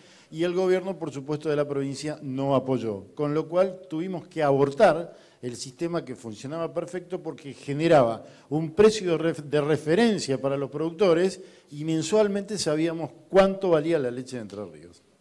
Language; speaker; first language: Spanish; native; Spanish